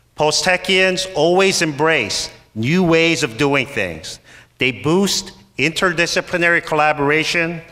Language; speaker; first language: English; native; English